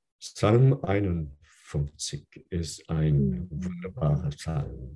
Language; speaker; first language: German; non-native, fluent; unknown